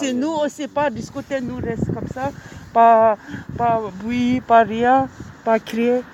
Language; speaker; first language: French; non-native, learner; Tibetan